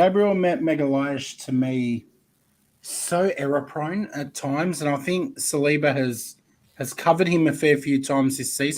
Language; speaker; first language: English; native; English